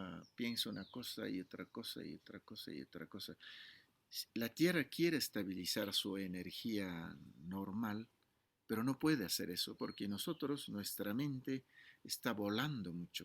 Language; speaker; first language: Spanish; non-native, fluent; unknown